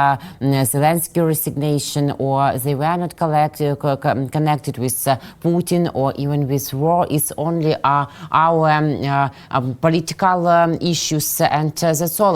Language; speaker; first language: English; non-native, fluent; Russian